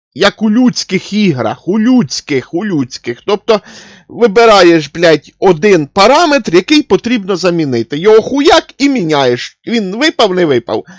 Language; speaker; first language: Ukrainian; non-native, local second language; Russian